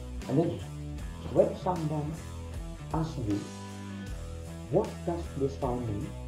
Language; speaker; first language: English; non-native, fluent; Indonesian